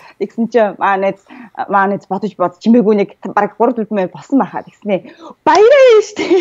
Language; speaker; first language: Mongolian; early bilingual, heritage; Mongolian